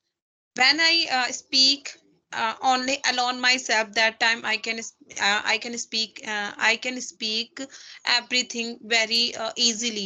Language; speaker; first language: English; non-native, learner; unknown